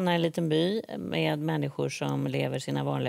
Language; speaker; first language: Swedish; native; Swedish